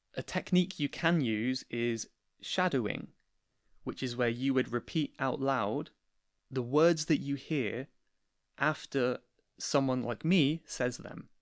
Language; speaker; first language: English; native; English